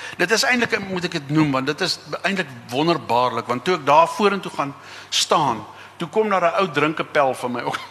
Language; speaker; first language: Afrikaans; native; Afrikaans